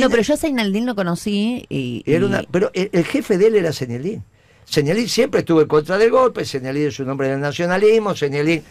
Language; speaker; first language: Spanish; native; Spanish